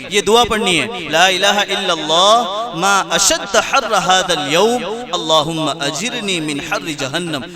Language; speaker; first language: Urdu; non-native, local second language; Gujarati